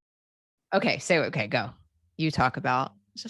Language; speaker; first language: English; native; English